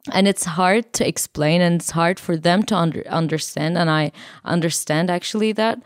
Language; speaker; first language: English; non-native, fluent; Turkish